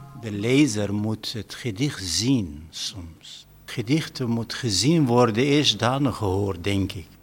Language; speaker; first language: Dutch; non-native, fluent; Arabic